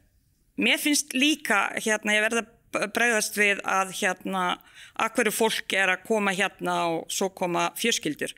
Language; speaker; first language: Icelandic; non-native, fluent; Bosnian